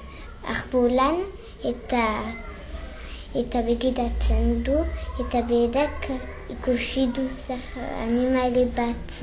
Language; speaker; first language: Basque; non-native, local second language; French